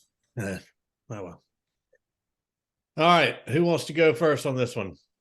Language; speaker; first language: English; native; English